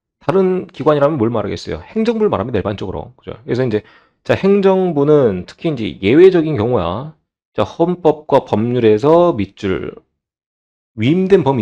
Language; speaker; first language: Korean; native; Korean